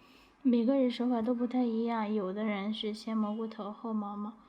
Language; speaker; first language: Chinese; native; Chinese